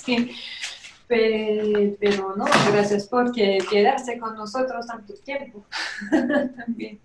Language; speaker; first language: Spanish; non-native, fluent; French